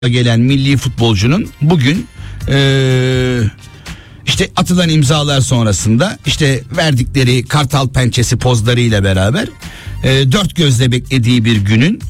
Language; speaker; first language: Turkish; native; Turkish